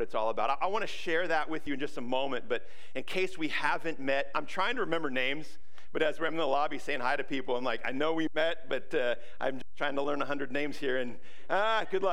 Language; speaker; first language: English; native; English